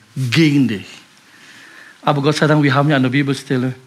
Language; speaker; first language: German; non-native, fluent; Indonesian